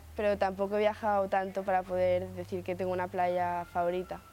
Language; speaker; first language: Spanish; native; Spanish